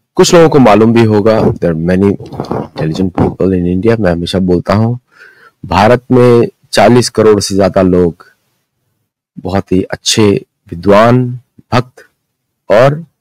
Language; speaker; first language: Hindi; early bilingual, other home language; Marathi